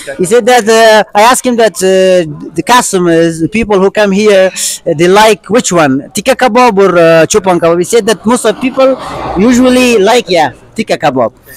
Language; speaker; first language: English; non-native, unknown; Persian